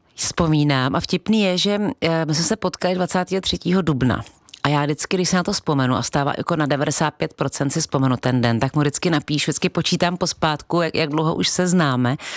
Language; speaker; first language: Czech; native; Czech